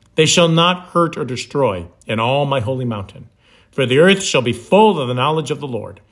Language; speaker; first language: English; native; English